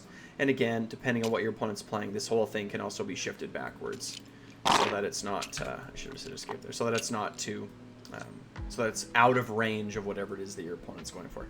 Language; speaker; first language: English; native; English